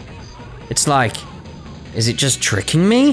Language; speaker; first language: English; native; English